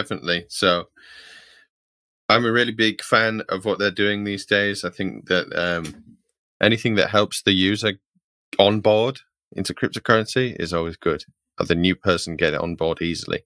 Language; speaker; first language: English; native; English